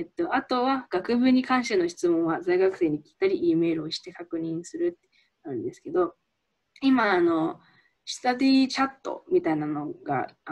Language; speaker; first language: Japanese; early bilingual, heritage; Japanese